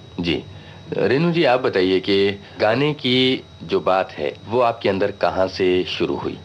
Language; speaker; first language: Hindi; native; Hindi